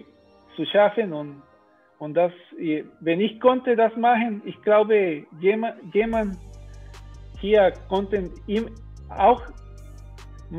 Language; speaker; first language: German; non-native, learner; Spanish